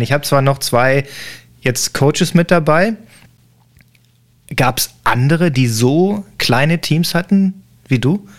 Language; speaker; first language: German; native; German